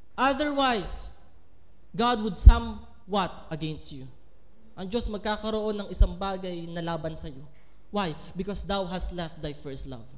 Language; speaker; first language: Filipino; native; Filipino